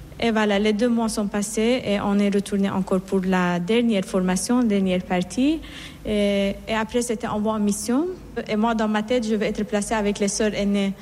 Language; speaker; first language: French; non-native, fluent; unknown